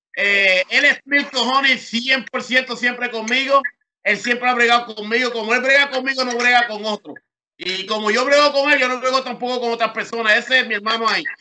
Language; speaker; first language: Spanish; early bilingual, heritage; Spanish